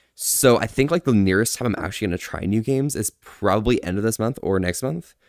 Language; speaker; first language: English; native; English